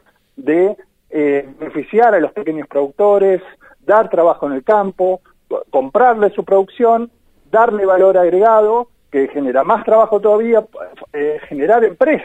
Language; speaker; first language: Spanish; native; Spanish